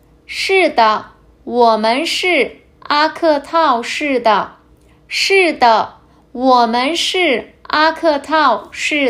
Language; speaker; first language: Chinese; non-native, fluent; Kazakh